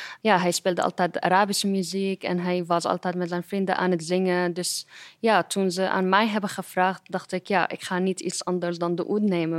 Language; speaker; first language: Dutch; non-native, fluent; Arabic